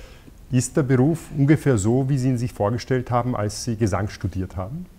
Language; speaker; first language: German; native; German